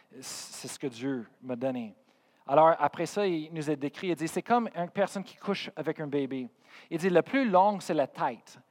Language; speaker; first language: French; non-native, fluent; English